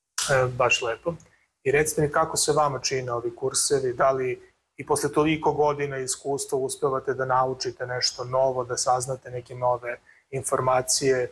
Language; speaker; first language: Serbian; native; Serbian